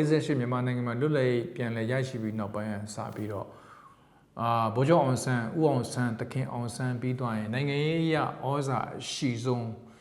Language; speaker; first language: Burmese; native; Burmese